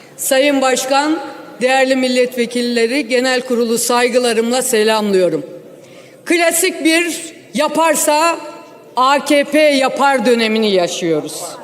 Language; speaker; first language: Turkish; native; Turkish